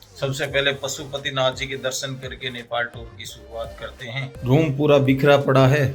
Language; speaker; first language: Hindi; native; Hindi